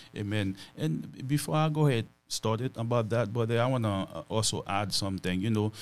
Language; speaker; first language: English; non-native, fluent; Haitian Creole